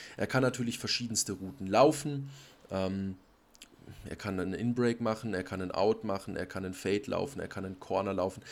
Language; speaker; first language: German; native; German